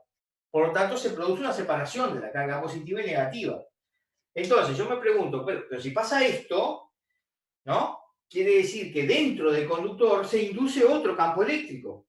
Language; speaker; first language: Spanish; native; Spanish